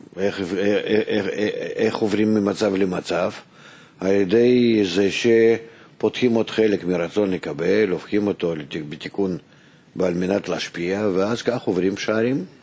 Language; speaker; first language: Hebrew; non-native, fluent; Russian